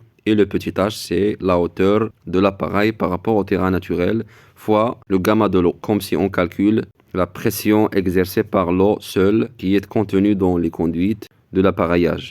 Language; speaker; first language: French; non-native, local second language; Arabic